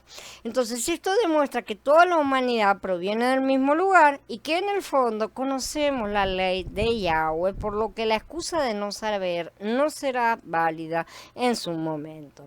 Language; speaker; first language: Spanish; native; Spanish